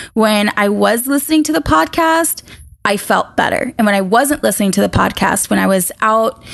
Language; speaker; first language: English; native; English